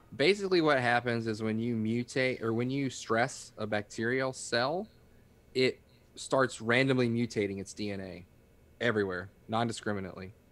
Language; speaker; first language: English; native; English